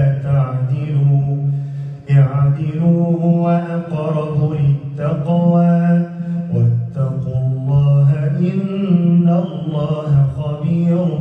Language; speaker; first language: Arabic; native; Arabic